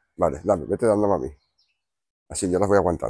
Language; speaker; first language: Spanish; native; Spanish